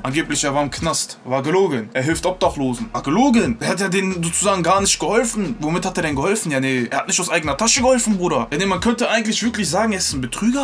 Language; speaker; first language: German; native; German